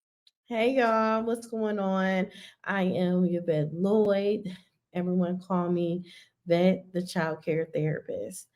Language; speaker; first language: English; native; English